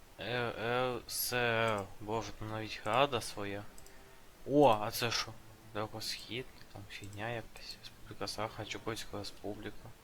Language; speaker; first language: Ukrainian; non-native, local second language; Russian